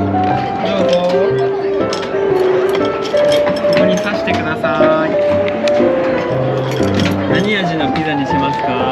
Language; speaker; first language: Japanese; native; Japanese